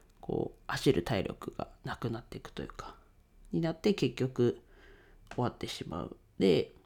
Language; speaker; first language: Japanese; native; Japanese